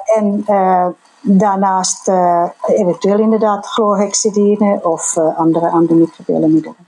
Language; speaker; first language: Dutch; non-native, fluent; Finnish